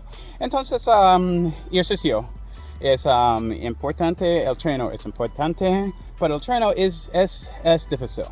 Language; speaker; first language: Spanish; non-native, learner; English